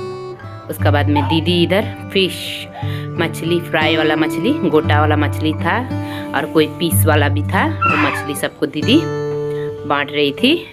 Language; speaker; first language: Hindi; native; Hindi